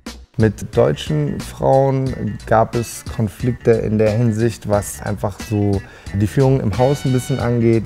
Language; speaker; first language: German; early bilingual, other home language; Turkish